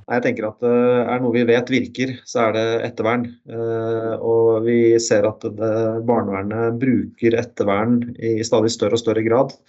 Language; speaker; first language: Norwegian; native; Norwegian